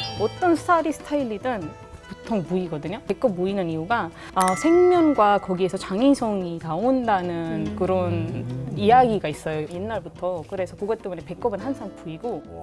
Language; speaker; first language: Korean; non-native, fluent; Hindi